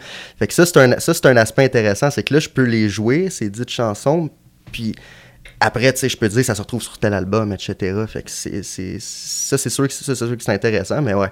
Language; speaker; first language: French; native; French